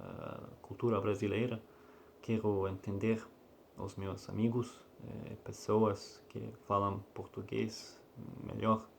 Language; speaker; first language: Portuguese; non-native, learner; Russian